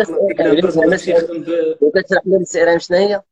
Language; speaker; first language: Arabic; native; Arabic